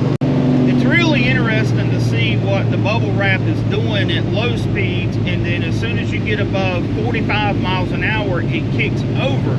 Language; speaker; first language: English; native; English